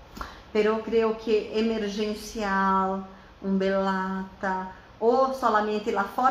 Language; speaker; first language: Spanish; non-native, fluent; Portuguese